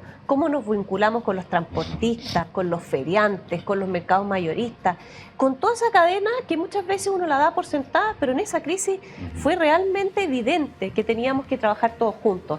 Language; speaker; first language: Spanish; native; Spanish